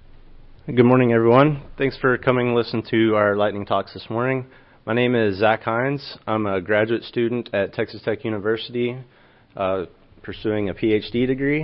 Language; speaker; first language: English; native; English